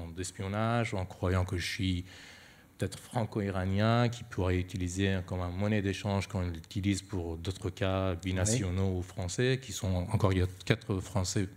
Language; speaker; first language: French; non-native, fluent; Persian